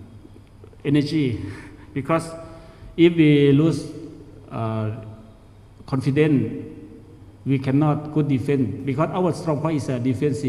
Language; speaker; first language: English; non-native, learner; Thai